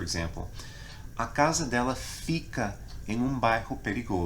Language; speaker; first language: Portuguese; non-native, fluent; English